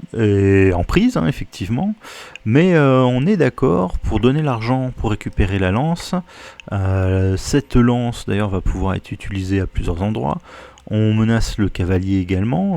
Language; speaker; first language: French; native; French